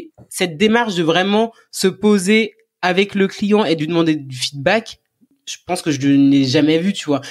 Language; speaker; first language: French; native; French